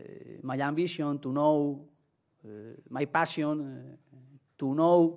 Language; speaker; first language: English; non-native, learner; Spanish